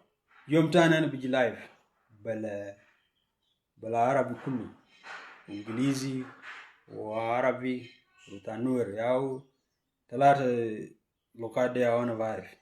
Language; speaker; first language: Arabic; non-native, local second language; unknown